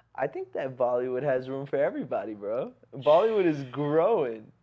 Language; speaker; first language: English; early bilingual, other home language; Hindi